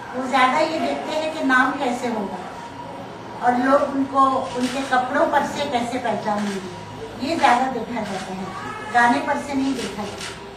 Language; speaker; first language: Hindi; non-native, local second language; Marathi